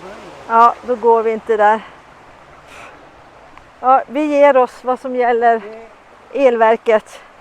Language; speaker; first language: Swedish; native; Swedish